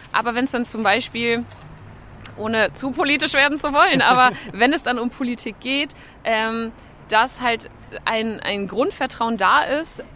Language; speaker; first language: German; native; German